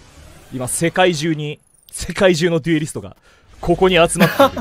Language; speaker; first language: Japanese; native; Japanese